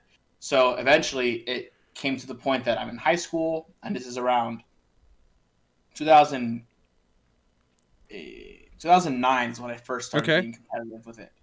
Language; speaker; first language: English; native; English